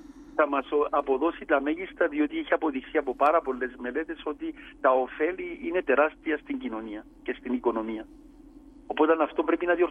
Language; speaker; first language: Greek; native; Greek